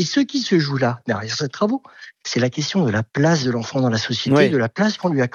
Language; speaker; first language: French; native; French